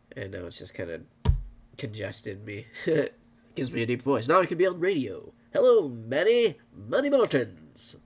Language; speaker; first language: English; native; English